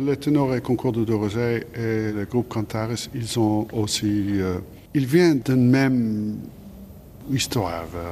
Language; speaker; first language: French; non-native, fluent; Dutch